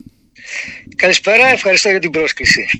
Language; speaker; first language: Greek; native; Greek